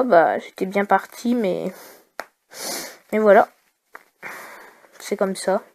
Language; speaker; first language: French; native; French